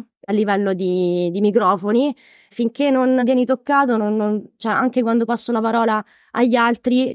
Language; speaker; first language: Italian; native; Italian